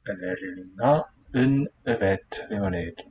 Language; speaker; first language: Welsh; non-native, learner; English